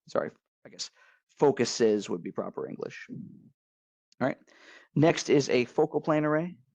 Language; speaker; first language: English; native; English